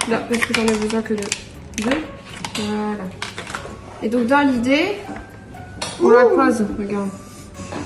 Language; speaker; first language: French; native; French